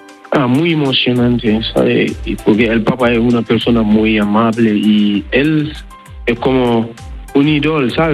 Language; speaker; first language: Spanish; non-native, learner; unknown